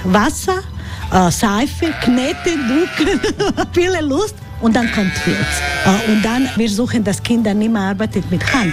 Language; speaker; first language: German; non-native, learner; Croatian